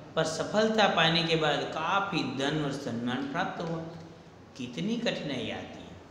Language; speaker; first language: Hindi; non-native, local second language; Gujarati